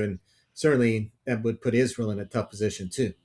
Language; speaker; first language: English; native; English